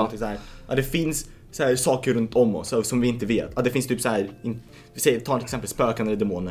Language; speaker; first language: Swedish; early bilingual, other home language; Lithuanian